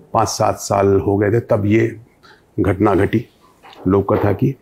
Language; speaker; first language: Hindi; native; Hindi